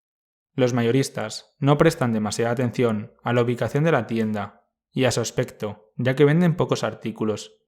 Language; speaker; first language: Spanish; native; Spanish